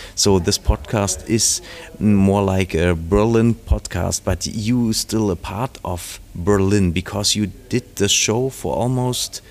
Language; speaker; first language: English; non-native, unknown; German